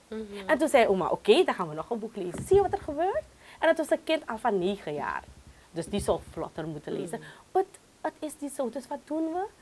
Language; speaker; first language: Dutch; non-native, local second language; Caribbean Hindustani